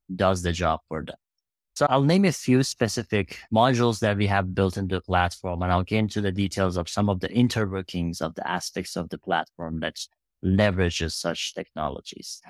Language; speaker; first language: English; non-native, fluent; Persian